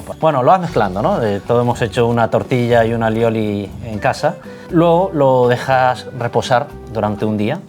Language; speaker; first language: Spanish; native; Spanish